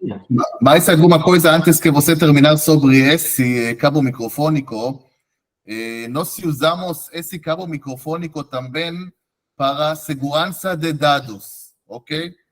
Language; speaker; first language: Portuguese; non-native, fluent; Hebrew